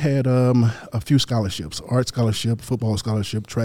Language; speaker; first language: English; native; English